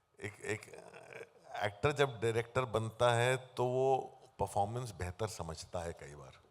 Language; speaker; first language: Hindi; native; Hindi